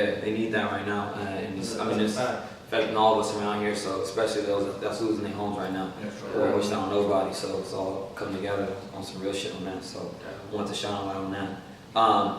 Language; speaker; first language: English; native; English